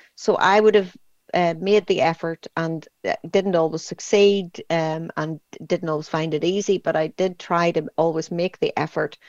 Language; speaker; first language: English; native; English